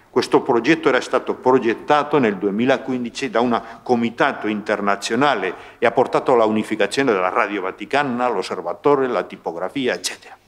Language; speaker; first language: Italian; non-native, fluent; Spanish